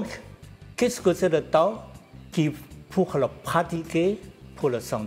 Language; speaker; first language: French; non-native, learner; Chinese